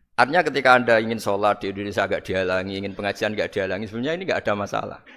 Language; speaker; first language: Indonesian; non-native, local second language; Javanese